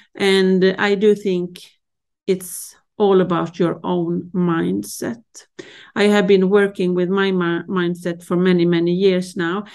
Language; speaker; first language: English; non-native, fluent; Swedish